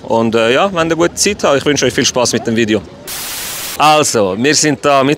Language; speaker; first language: German; native; German